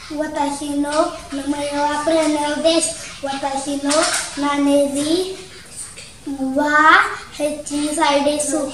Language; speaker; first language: Japanese; non-native, learner; Marathi